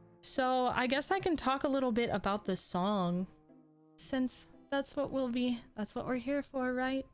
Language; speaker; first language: English; native; English